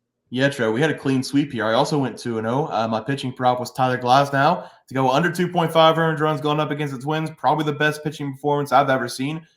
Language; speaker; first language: English; native; English